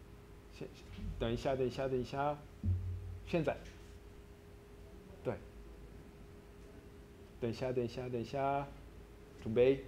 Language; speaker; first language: Chinese; non-native, learner; French